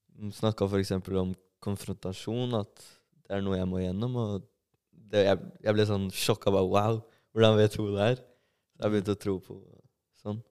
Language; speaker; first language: Norwegian; early bilingual, other home language; Albanian